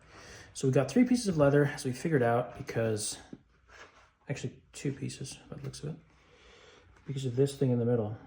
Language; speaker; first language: English; native; English